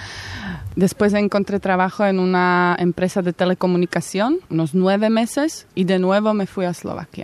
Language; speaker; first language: Spanish; non-native, fluent; Slovak